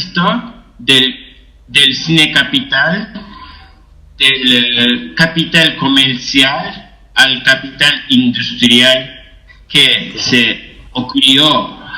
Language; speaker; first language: Spanish; non-native, fluent; Japanese